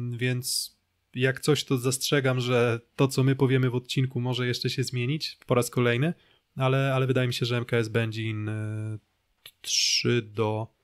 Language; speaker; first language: Polish; native; Polish